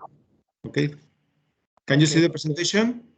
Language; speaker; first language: English; non-native, fluent; Spanish